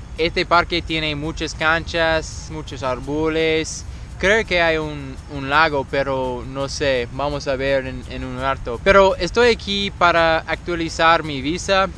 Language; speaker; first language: Spanish; non-native, learner; English